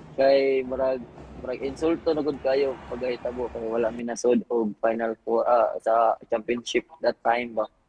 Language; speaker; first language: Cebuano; native; Cebuano